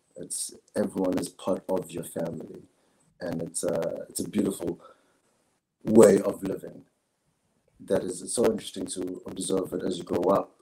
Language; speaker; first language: English; non-native, local second language; Zulu